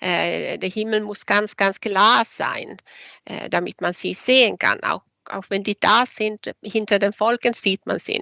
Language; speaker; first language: German; non-native, fluent; Swedish